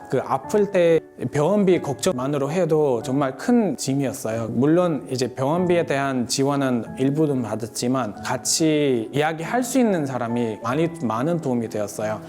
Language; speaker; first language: Korean; non-native, fluent; Arabic